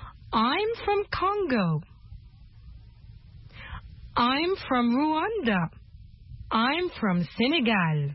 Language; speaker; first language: English; non-native, fluent; French